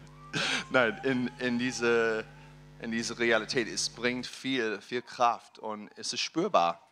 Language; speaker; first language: German; non-native, learner; English